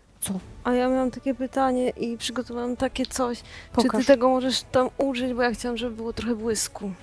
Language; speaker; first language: Polish; native; Polish